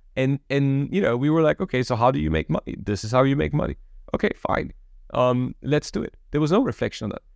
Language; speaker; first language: English; early bilingual, other home language; Polish